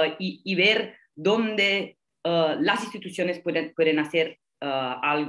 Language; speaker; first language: Spanish; non-native, fluent; Italian